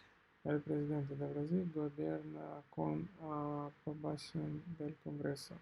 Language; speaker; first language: Spanish; non-native, learner; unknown